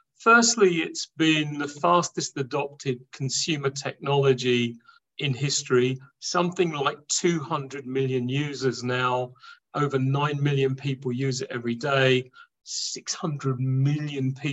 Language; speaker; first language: English; native; English